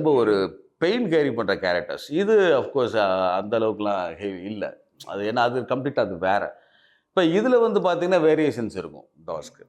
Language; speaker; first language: Tamil; native; Tamil